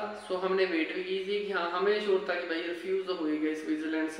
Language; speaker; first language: Hindi; non-native, local second language; Punjabi